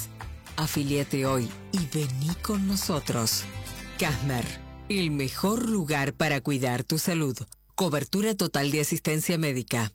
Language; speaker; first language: Spanish; native; Spanish